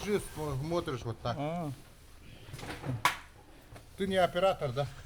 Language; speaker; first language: Russian; non-native, local second language; Yakut